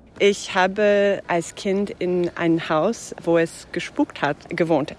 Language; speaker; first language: German; non-native, fluent; English